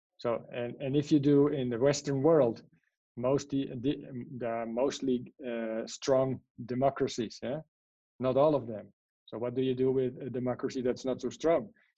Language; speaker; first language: English; non-native, fluent; Dutch